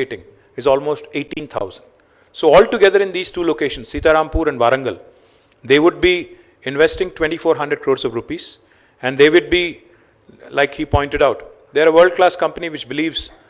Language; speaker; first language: English; non-native, local second language; Telugu